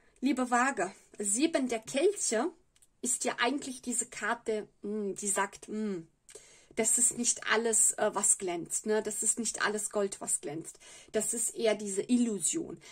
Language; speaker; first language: German; non-native, fluent; Italian